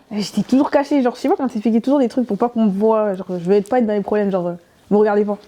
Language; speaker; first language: French; early bilingual, other home language; Haitian Creole